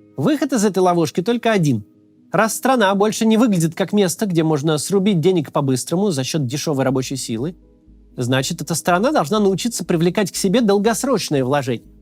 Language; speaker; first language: Russian; native; Russian